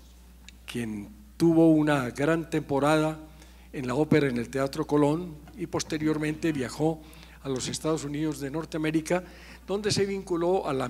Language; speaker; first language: Spanish; native; Spanish